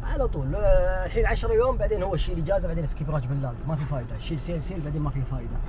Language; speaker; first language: Arabic; non-native, learner; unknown